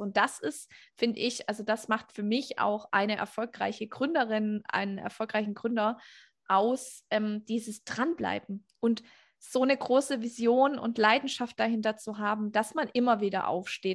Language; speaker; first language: German; native; German